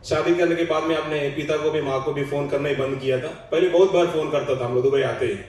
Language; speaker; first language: Hindi; non-native, local second language; Telugu